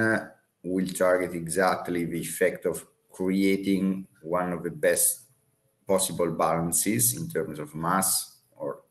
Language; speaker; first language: English; non-native, fluent; Italian